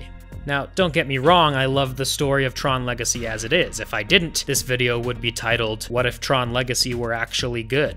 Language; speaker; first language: English; native; English